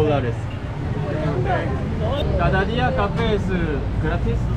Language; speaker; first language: Spanish; non-native, learner; Korean